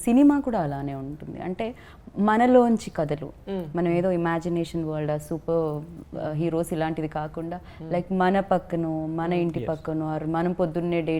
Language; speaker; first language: Telugu; native; Telugu